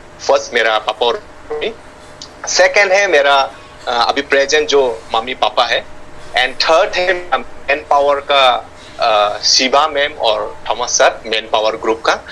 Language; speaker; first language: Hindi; non-native, local second language; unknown